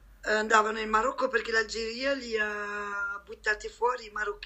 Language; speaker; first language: Italian; non-native, fluent; French